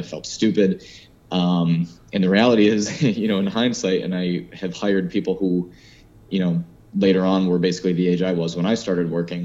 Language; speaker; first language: English; native; English